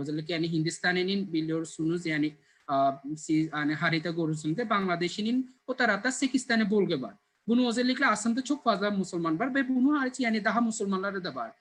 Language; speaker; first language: Turkish; non-native, learner; Bangla